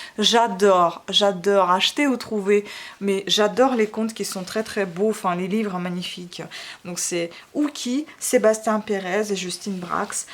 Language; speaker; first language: French; non-native, fluent; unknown